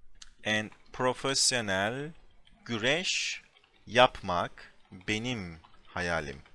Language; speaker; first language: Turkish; non-native, fluent; English